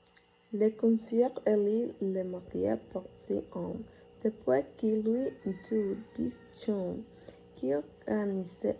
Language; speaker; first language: French; non-native, learner; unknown